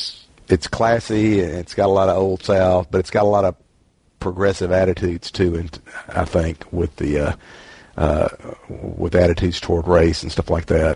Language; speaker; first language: English; native; English